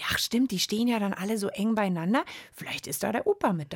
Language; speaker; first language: German; native; German